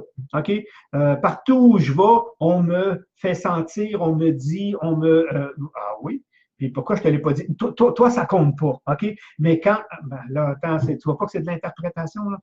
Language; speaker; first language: French; native; French